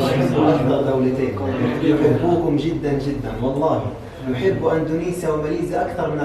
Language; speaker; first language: Arabic; native; Arabic